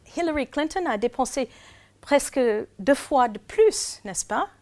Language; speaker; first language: French; non-native, fluent; English